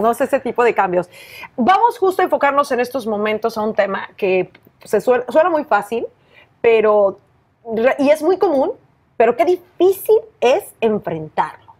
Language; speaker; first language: Spanish; native; Spanish